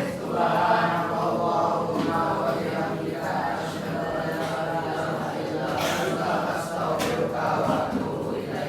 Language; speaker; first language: Arabic; non-native, learner; Indonesian